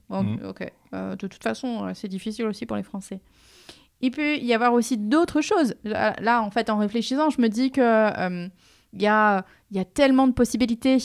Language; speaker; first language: French; native; French